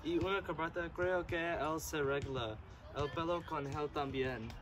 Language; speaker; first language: Spanish; non-native, learner; English